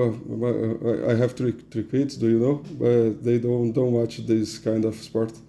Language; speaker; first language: English; non-native, learner; Portuguese